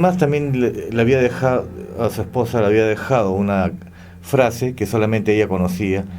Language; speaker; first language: Spanish; native; Spanish